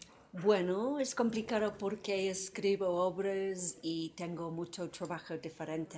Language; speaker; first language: Spanish; non-native, fluent; English